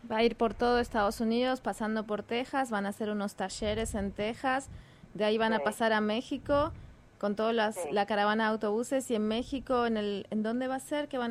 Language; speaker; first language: Spanish; native; Spanish